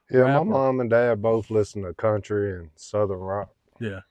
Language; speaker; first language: English; native; English